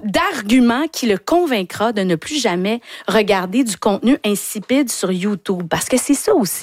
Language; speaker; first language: French; native; French